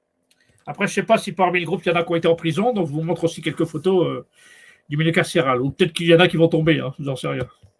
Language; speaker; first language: French; native; French